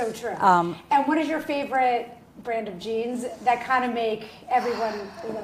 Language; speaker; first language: English; native; English